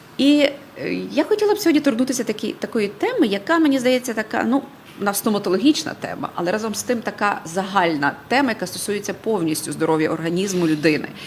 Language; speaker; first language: Ukrainian; native; Ukrainian